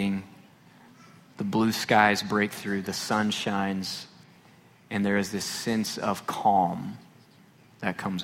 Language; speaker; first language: English; native; English